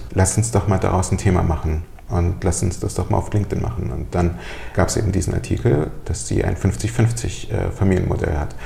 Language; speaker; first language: German; early bilingual, other home language; Russian